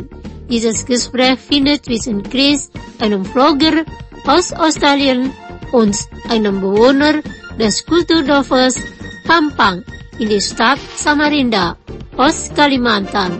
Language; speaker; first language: German; non-native, fluent; Indonesian